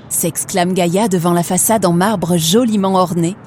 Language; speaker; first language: French; native; French